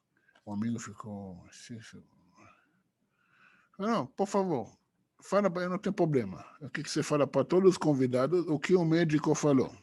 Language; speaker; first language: Portuguese; non-native, fluent; Hebrew